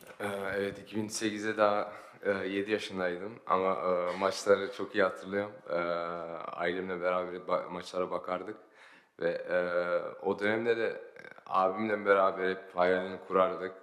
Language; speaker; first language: Turkish; early bilingual, heritage; Turkish